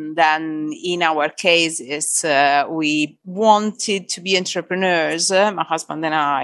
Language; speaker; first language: English; non-native, fluent; Italian